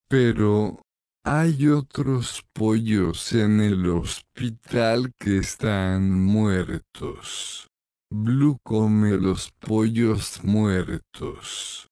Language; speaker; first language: Spanish; non-native, learner; English